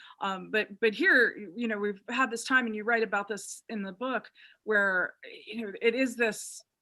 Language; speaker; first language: English; native; English